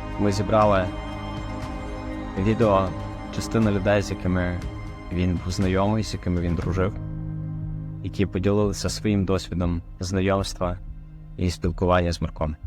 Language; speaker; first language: Ukrainian; native; Ukrainian